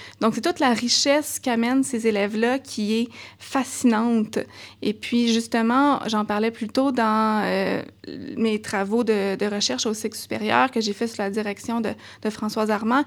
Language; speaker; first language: French; native; French